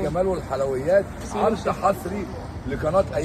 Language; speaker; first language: Arabic; native; Arabic